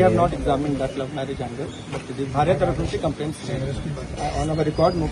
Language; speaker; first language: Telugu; non-native, local second language; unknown